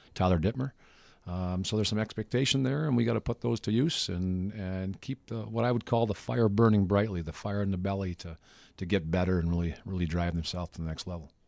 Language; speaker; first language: English; native; English